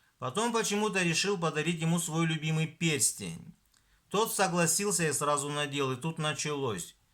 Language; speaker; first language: Russian; non-native, local second language; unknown